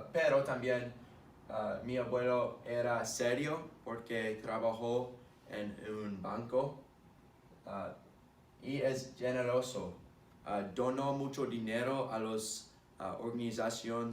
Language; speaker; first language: Spanish; non-native, learner; English